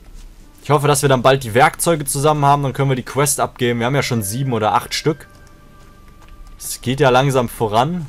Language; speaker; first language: German; native; German